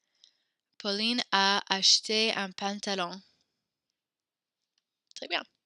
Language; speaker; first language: French; non-native, fluent; English